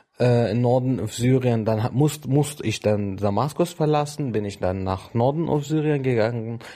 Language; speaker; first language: German; non-native, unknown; Arabic